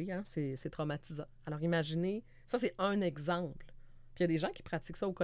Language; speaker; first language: French; native; French